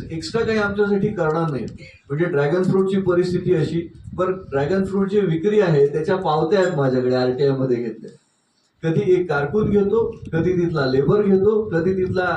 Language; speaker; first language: Marathi; native; Marathi